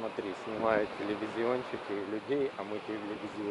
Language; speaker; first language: Russian; native; Russian